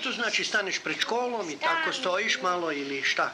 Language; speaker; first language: Serbian; native; Serbian